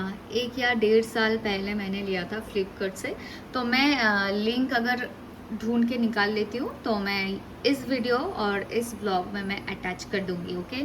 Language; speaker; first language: Hindi; non-native, local second language; Bangla